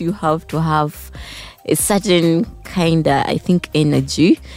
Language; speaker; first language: English; non-native, local second language; Ganda